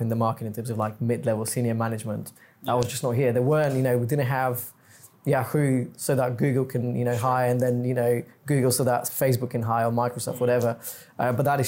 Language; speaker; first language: English; non-native, fluent; Bulgarian